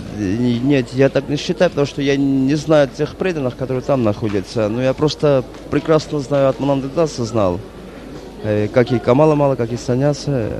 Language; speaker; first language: Russian; non-native, local second language; Armenian